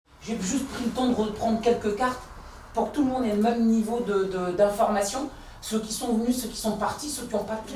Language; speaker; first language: French; native; French